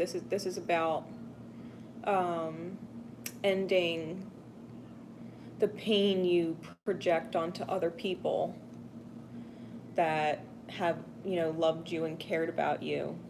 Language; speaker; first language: English; native; English